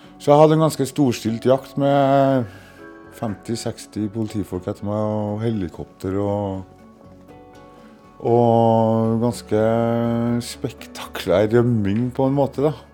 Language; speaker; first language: Norwegian; native; Norwegian